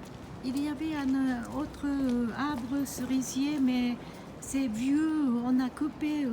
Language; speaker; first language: French; non-native, fluent; Japanese